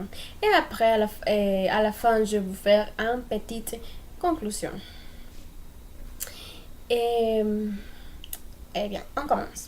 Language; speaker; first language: French; non-native, learner; Spanish